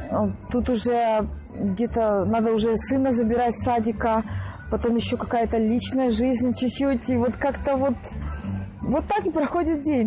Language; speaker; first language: Russian; native; Russian